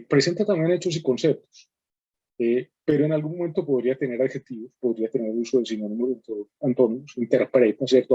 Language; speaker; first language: Spanish; native; Spanish